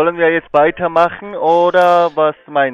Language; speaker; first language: German; non-native, fluent; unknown